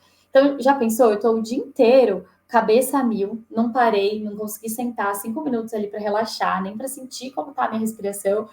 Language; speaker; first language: Portuguese; native; Portuguese